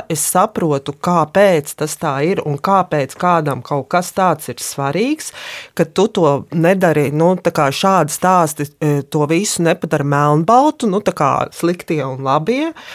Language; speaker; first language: Latvian; native; Latvian